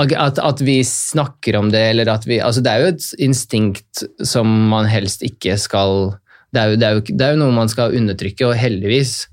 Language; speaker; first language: Norwegian; early bilingual, other home language; Russian